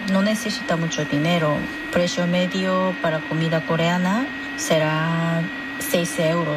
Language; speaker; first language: Spanish; non-native, fluent; Korean